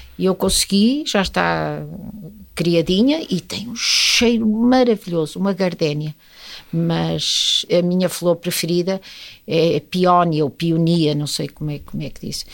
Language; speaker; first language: Portuguese; native; Portuguese